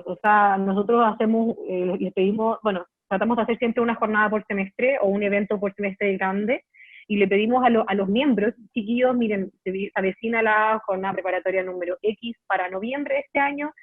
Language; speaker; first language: Spanish; native; Spanish